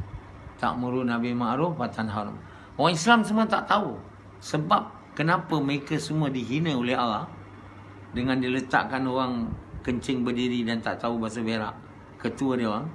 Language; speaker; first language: Malay; native; Malay